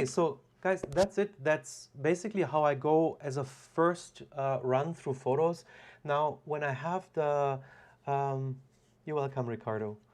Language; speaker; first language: English; non-native, fluent; German